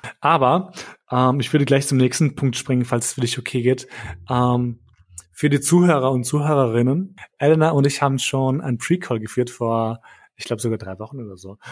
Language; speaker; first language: German; early bilingual, other home language; Albanian